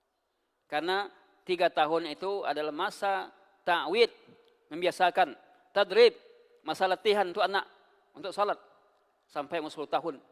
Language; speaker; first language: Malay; non-native, local second language; Minangkabau